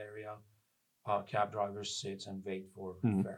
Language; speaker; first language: English; non-native, fluent; Persian